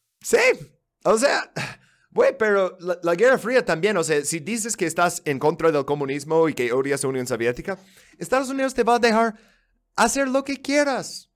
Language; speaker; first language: Spanish; non-native, fluent; English